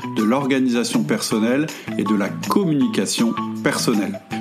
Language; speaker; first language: French; non-native, fluent; German